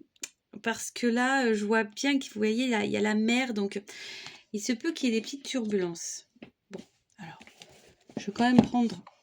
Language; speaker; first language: French; native; French